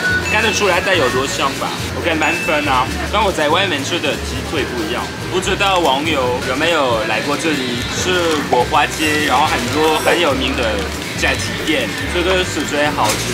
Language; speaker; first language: Chinese; non-native, fluent; French